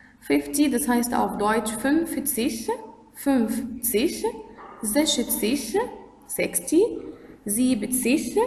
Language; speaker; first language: German; non-native, fluent; Arabic